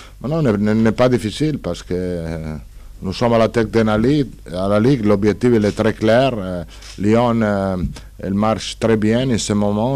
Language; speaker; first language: French; non-native, learner; Italian